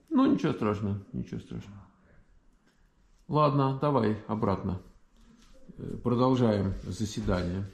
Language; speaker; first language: Russian; native; Russian